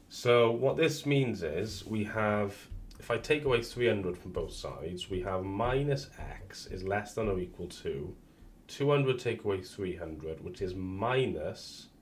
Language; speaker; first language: English; native; English